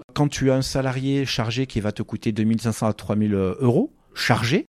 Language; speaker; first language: French; native; French